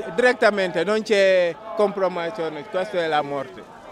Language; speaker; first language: Italian; non-native, learner; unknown